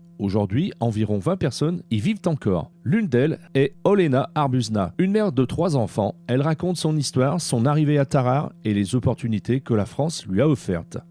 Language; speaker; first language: French; native; French